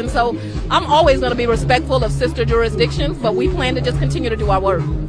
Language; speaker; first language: English; native; English